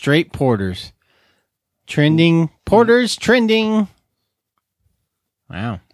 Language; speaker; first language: English; native; English